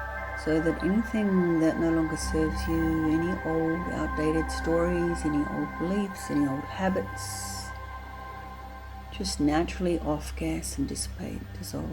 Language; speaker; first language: English; native; English